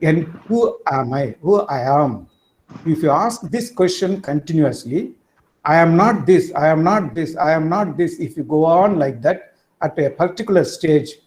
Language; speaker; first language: English; non-native, local second language; Tamil